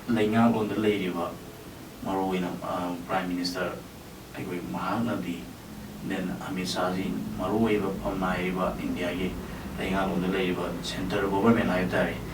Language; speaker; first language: Manipuri; native; Manipuri